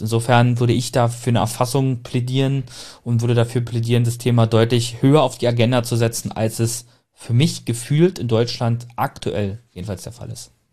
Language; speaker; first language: German; native; German